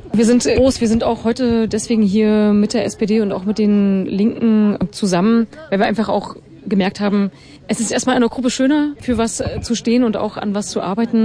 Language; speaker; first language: German; native; German